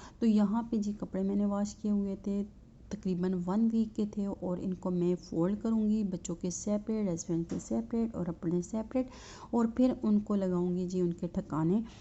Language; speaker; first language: Urdu; native; Urdu